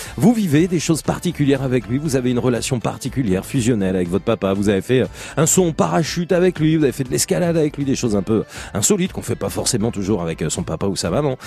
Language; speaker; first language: French; native; French